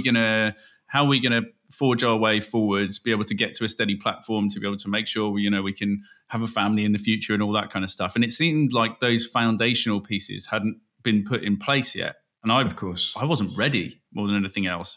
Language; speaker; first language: English; native; English